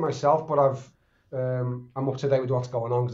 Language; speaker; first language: English; native; English